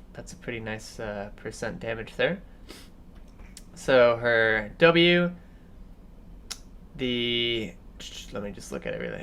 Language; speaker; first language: English; native; English